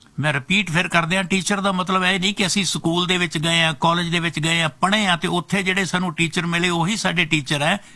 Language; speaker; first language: Punjabi; native; Punjabi